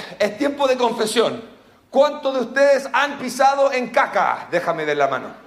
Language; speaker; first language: Spanish; non-native, local second language; English